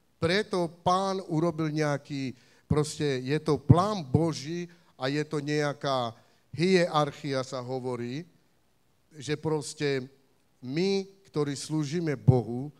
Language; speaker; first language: Slovak; non-native, local second language; Romany